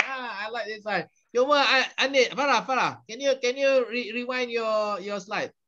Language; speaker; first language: English; non-native, local second language; Malay